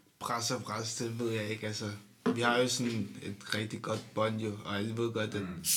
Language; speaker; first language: Danish; early bilingual, other home language; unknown